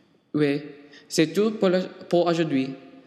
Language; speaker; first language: French; non-native, learner; English